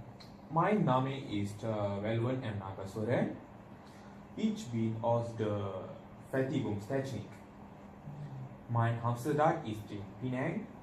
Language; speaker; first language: German; non-native, learner; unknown